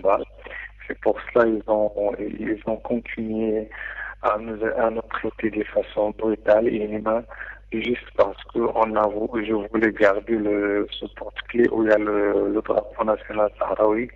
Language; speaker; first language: French; non-native, local second language; Arabic